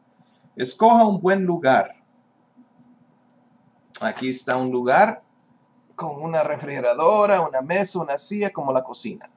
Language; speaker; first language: Spanish; non-native, fluent; English